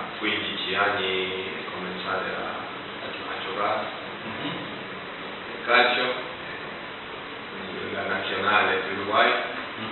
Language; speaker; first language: Italian; non-native, learner; Spanish